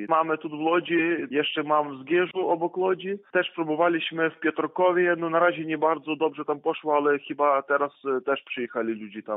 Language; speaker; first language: Polish; non-native, fluent; Ukrainian